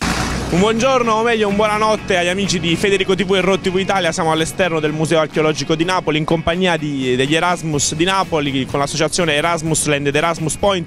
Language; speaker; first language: Italian; native; Italian